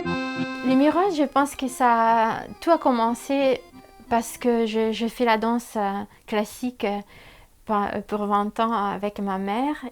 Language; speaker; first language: French; non-native, fluent; Italian